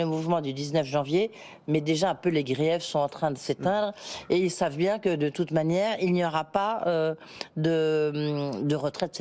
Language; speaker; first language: French; native; French